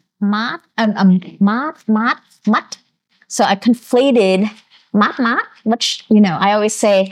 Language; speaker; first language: English; early bilingual, other home language; Vietnamese